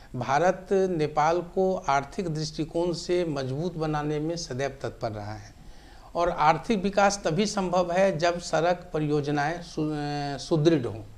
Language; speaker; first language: Hindi; native; Hindi